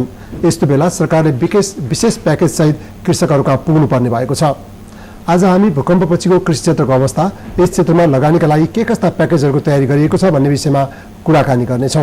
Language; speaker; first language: Nepali; native; Nepali